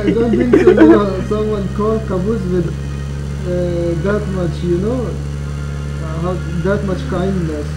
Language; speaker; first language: English; non-native, learner; Persian